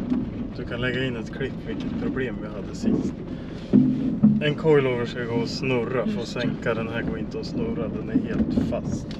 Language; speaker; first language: Swedish; native; Swedish